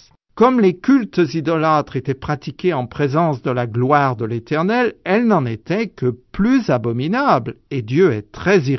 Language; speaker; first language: French; native; French